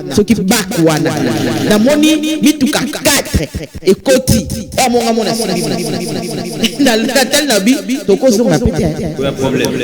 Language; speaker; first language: Lingala; non-native, local second language; Kongo